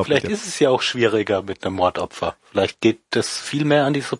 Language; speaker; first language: German; native; German